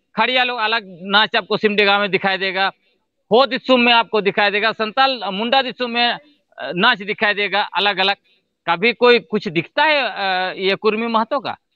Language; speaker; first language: Hindi; non-native, local second language; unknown